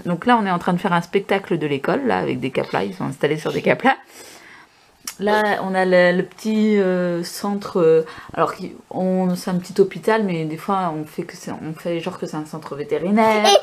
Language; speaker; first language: French; native; French